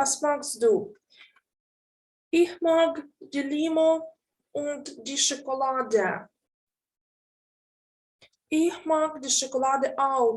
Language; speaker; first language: German; non-native, fluent; Ukrainian